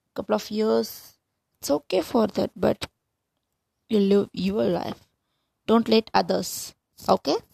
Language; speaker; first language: English; non-native, local second language; Tamil